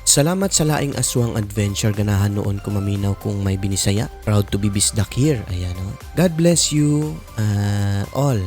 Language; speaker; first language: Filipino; non-native, local second language; Cebuano